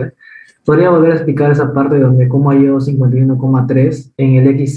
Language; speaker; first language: Spanish; native; Spanish